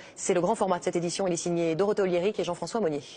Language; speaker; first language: French; native; French